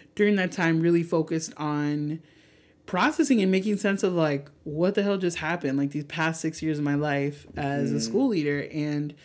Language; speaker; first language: English; early bilingual, other home language; Spanish